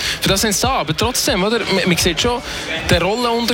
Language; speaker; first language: German; native; German